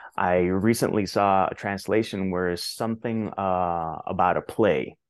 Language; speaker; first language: English; non-native, fluent; Spanish